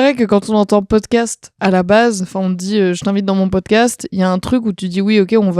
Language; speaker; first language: French; native; French